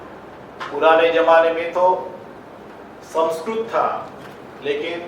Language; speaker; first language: Hindi; non-native, local second language; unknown